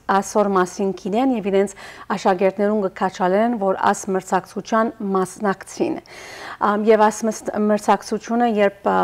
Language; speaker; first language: Armenian; early bilingual, heritage; Armenian